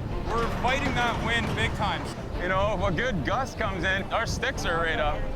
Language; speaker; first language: English; native; English